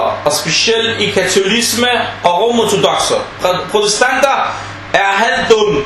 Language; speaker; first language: Danish; non-native, fluent; Arabic